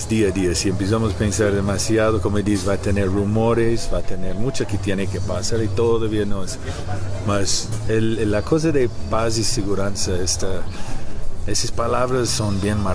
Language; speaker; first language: Spanish; non-native, learner; English